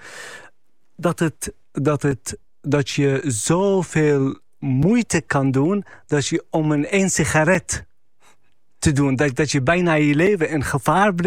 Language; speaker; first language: Dutch; non-native, fluent; Arabic